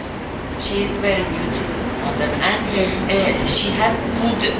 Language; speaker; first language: English; non-native, learner; Persian